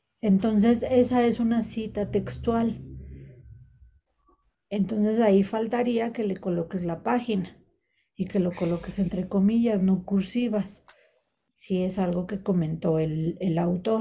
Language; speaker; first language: Spanish; native; Spanish